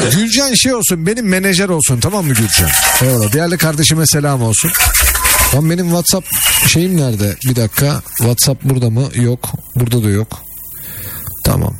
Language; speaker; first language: Turkish; native; Turkish